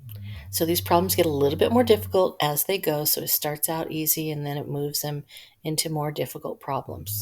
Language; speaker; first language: English; native; English